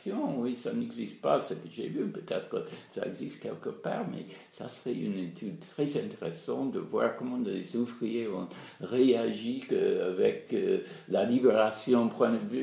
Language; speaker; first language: French; non-native, fluent; English